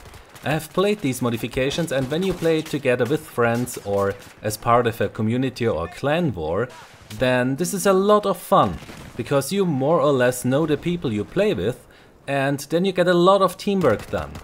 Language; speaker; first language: English; non-native, fluent; German